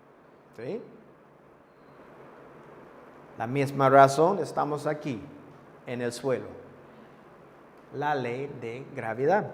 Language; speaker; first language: Spanish; non-native, fluent; English